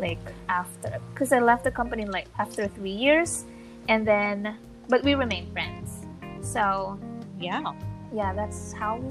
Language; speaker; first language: English; non-native, local second language; Filipino